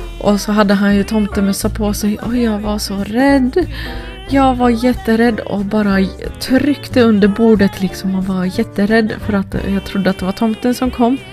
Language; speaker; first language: Swedish; early bilingual, other home language; Finnish